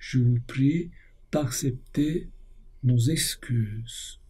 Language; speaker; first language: French; non-native, fluent; Turkish